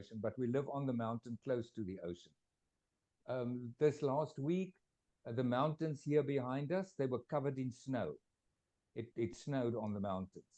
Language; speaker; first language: English; non-native, fluent; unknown